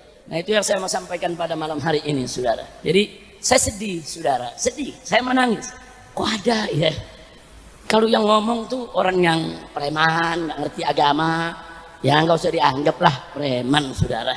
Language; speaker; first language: Indonesian; native; Indonesian